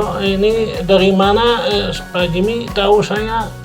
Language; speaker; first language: Indonesian; non-native, fluent; Dutch